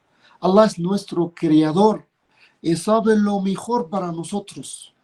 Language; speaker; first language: Spanish; non-native, fluent; Arabic